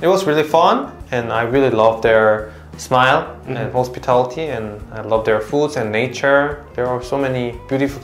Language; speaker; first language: English; non-native, learner; Korean